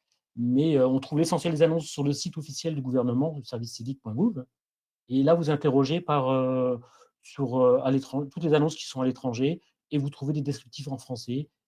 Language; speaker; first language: French; native; French